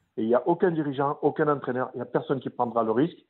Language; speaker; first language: French; native; French